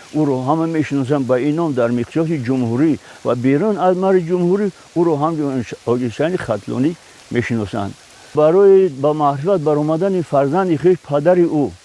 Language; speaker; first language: Tajik; native; Tajik